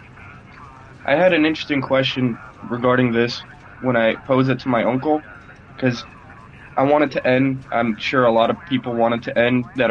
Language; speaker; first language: English; early bilingual, other home language; Russian